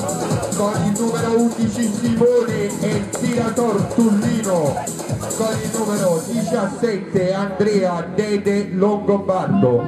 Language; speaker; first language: Italian; native; Italian